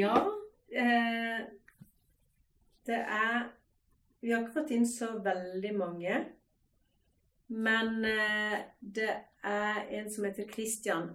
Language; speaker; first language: Norwegian; native; Norwegian